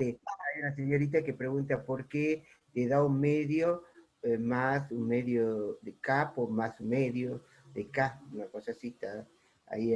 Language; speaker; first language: Spanish; native; Spanish